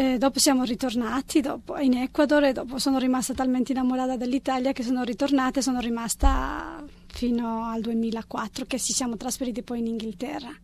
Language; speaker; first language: Italian; non-native, fluent; Spanish